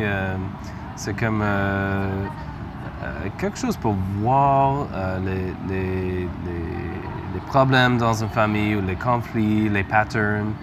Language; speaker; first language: French; non-native, learner; English